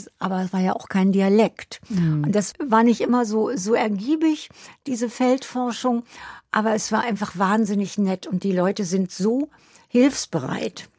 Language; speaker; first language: German; native; German